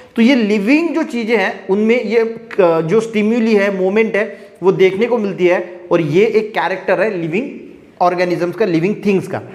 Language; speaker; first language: Hindi; non-native, local second language; Marathi